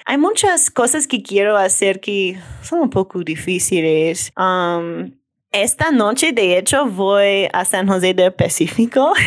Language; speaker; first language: Spanish; non-native, learner; English